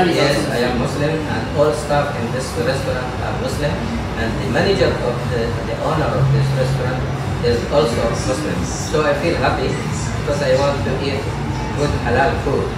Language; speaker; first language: English; non-native, fluent; Arabic